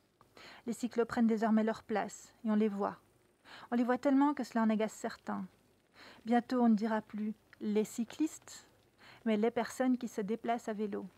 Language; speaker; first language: French; native; French